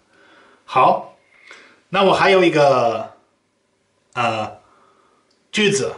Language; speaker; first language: Chinese; non-native, fluent; Dutch